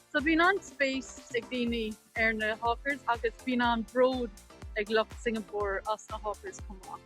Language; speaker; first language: Irish; non-native, local second language; English